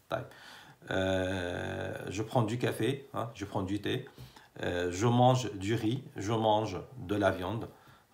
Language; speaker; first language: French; non-native, fluent; Arabic